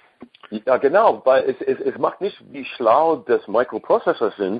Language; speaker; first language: German; non-native, learner; English